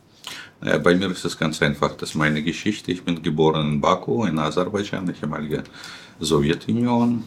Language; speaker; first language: German; non-native, fluent; Russian